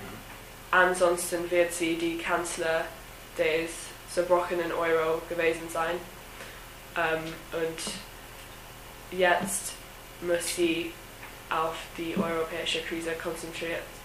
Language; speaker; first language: German; non-native, learner; English